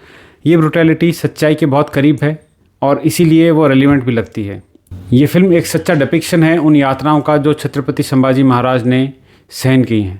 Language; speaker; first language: Hindi; native; Hindi